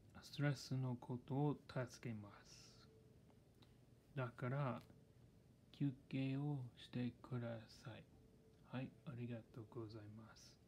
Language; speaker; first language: Japanese; non-native, learner; English